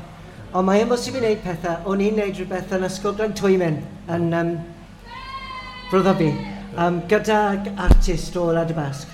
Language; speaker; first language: Welsh; non-native, fluent; English